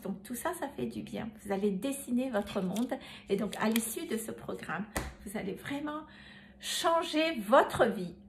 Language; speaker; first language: French; native; French